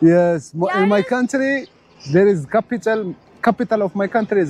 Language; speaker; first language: English; non-native, learner; Arabic